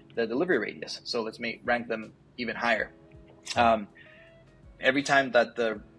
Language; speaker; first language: English; early bilingual, other home language; Spanish